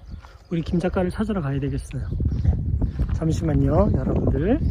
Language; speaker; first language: Korean; native; Korean